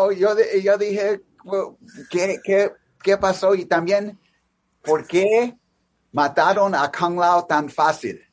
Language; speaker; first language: Spanish; early bilingual, heritage; English